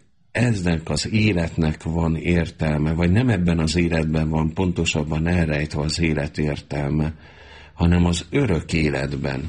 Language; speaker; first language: Hungarian; native; Hungarian